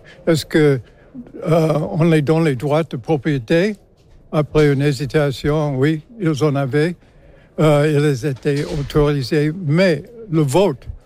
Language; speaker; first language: French; non-native, fluent; English